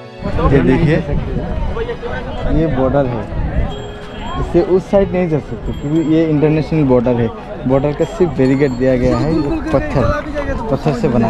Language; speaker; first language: Hindi; non-native, local second language; Assamese